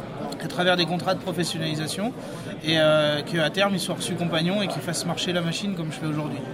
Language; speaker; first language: French; native; French